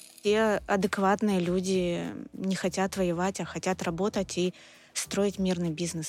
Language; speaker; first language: Russian; native; Russian